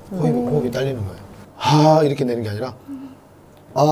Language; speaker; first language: Korean; native; Korean